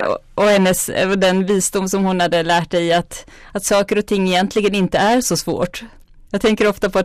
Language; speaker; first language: Swedish; native; Swedish